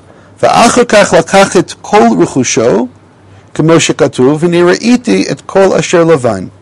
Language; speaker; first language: Hebrew; non-native, fluent; English